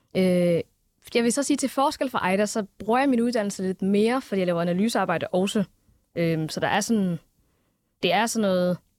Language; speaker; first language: Danish; early bilingual, other home language; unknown